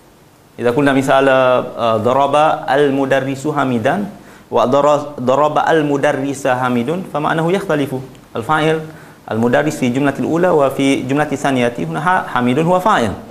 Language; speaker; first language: Arabic; non-native, fluent; Malay